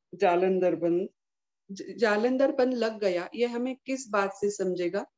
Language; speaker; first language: Hindi; non-native, local second language; Marathi